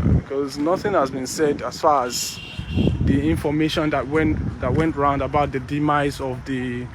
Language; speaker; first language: English; non-native, local second language; Yoruba